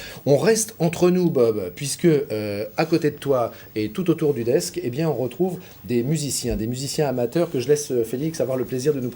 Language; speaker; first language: French; native; French